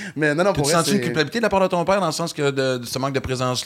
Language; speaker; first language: French; native; French